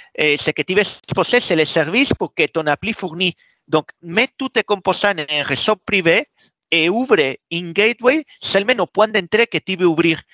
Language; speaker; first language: French; non-native, fluent; Spanish